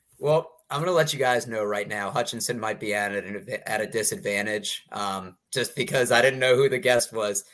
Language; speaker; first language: English; native; English